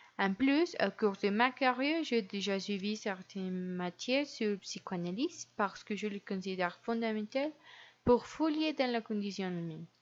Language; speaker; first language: French; non-native, learner; Spanish